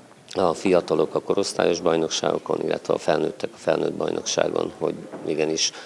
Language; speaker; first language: Hungarian; native; Hungarian